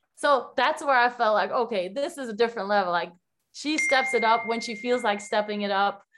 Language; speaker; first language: English; non-native, fluent; Dutch